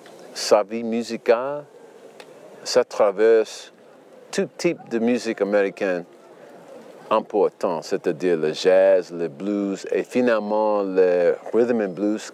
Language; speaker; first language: French; non-native, learner; English